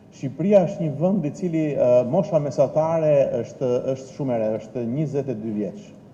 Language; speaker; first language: Albanian; native; Albanian